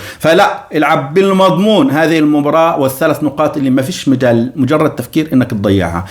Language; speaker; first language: Arabic; native; Arabic